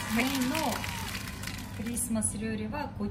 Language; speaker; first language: Japanese; non-native, learner; Ukrainian